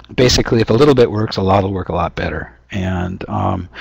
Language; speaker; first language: English; native; English